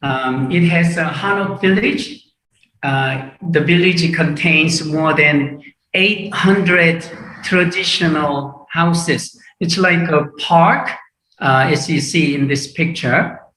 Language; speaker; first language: English; non-native, fluent; Korean